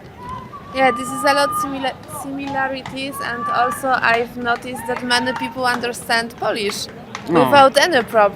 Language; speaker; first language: English; non-native, learner; Polish